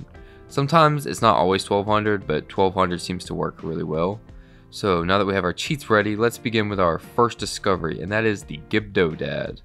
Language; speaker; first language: English; native; English